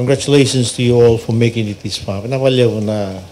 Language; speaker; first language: English; non-native, local second language; Fijian